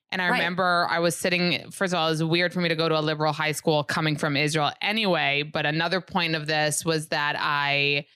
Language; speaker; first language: English; early bilingual, other home language; Hebrew